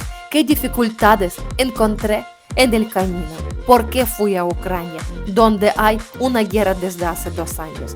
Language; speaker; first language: Spanish; non-native, learner; Ukrainian